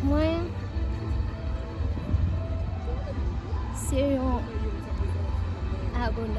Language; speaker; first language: French; non-native, local second language; Haitian Creole